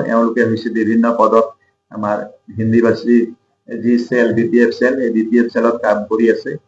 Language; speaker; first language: Assamese; non-native, local second language; Hindi